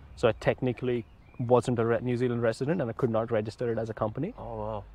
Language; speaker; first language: English; non-native, local second language; Hindi